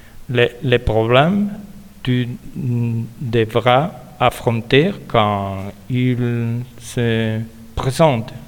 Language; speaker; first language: French; non-native, learner; Spanish